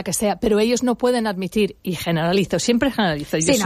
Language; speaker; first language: Spanish; non-native, fluent; English